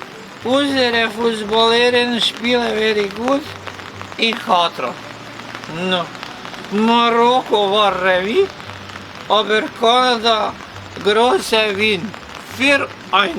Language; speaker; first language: German; non-native, learner; Croatian